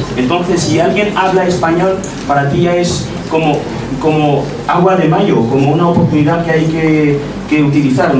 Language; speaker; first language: Spanish; non-native, fluent; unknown